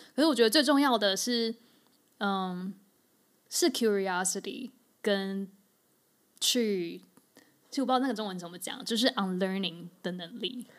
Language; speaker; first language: Chinese; native; Chinese